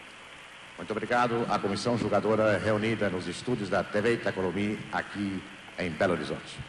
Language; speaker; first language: Portuguese; native; Portuguese